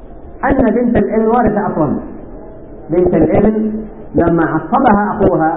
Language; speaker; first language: Arabic; native; Arabic